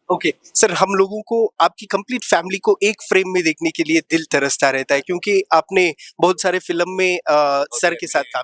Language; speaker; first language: Hindi; non-native, local second language; Kannada